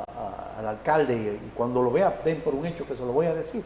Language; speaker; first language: Spanish; native; Spanish